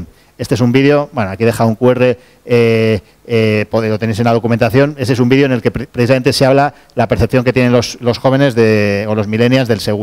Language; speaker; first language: Spanish; native; Spanish